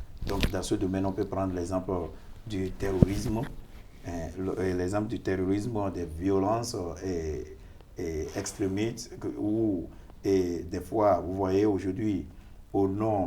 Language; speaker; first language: French; non-native, fluent; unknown